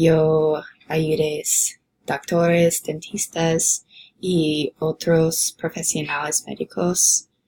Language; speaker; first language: Spanish; non-native, learner; English